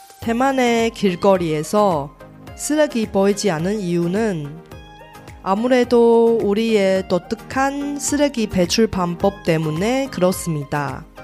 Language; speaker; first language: Korean; non-native, fluent; Chinese